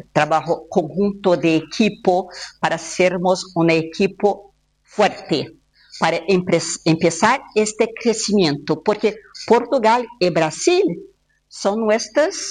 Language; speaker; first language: Spanish; non-native, fluent; Portuguese